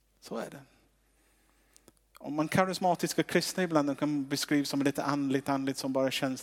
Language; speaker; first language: Swedish; non-native, fluent; English